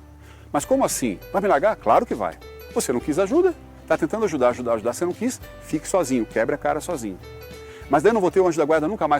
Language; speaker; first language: Portuguese; native; Portuguese